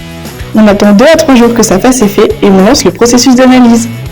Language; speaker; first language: French; native; French